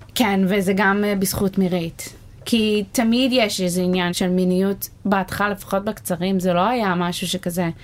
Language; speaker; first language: Hebrew; non-native, fluent; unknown